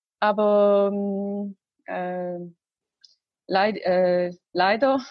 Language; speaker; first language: German; non-native, learner; Arabic